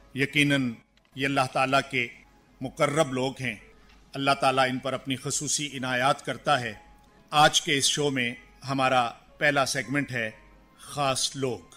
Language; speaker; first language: Urdu; native; Urdu